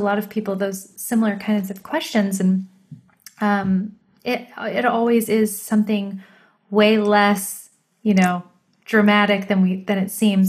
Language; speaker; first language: English; native; English